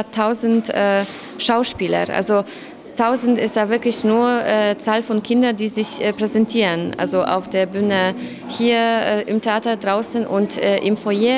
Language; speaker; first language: German; non-native, fluent; Polish